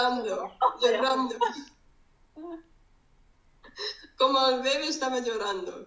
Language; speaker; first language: Spanish; non-native, learner; Dutch